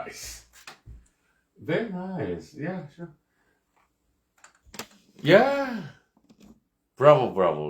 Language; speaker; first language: English; non-native, fluent; Korean